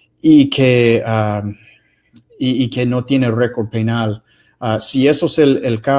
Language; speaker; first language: Spanish; non-native, fluent; English